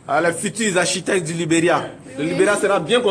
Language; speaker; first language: French; non-native, learner; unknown